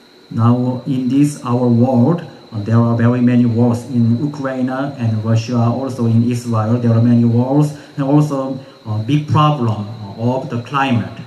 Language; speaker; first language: English; non-native, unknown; Korean